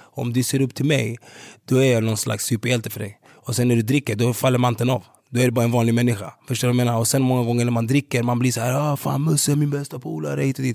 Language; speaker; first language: Swedish; early bilingual, other home language; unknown